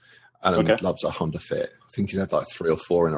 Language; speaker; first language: English; native; English